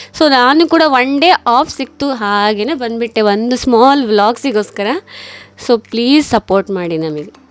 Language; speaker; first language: Kannada; native; Kannada